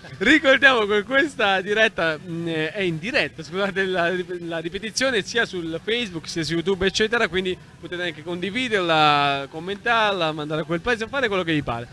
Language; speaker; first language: Italian; native; Italian